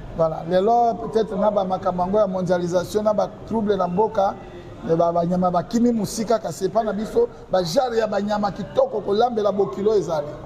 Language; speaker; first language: Lingala; non-native, local second language; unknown